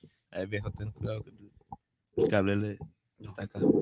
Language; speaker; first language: Spanish; early bilingual, heritage; Spanish